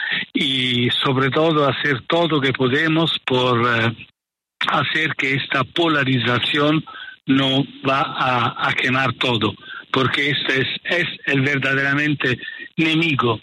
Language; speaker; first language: Spanish; non-native, fluent; Italian